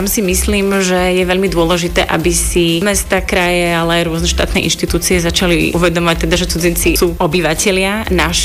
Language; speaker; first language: Slovak; native; Slovak